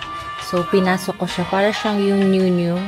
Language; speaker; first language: Filipino; native; Filipino